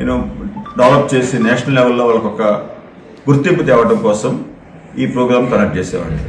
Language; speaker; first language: Telugu; native; Telugu